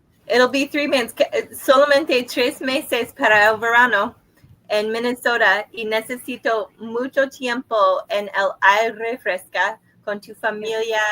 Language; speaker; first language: Spanish; non-native, learner; English